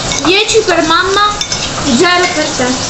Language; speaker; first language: Italian; early bilingual, other home language; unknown